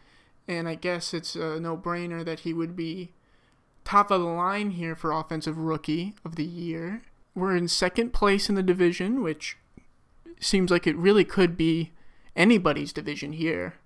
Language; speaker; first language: English; native; English